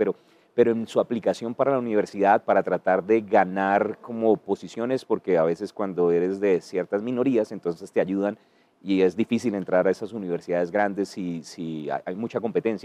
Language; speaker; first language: Spanish; native; Spanish